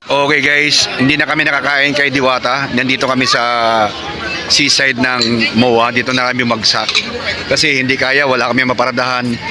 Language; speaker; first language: Filipino; native; Filipino